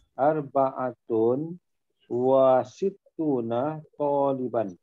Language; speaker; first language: Arabic; non-native, learner; Malay